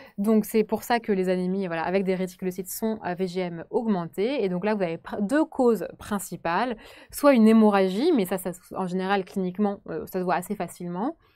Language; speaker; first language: French; native; French